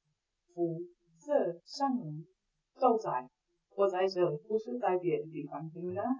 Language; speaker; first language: Chinese; non-native, fluent; English